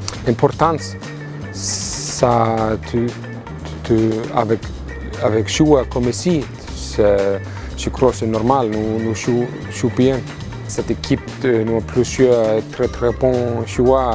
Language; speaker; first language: French; non-native, learner; Icelandic